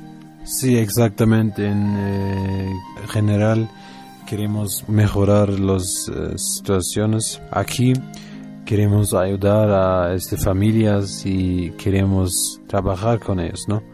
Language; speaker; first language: Spanish; non-native, learner; German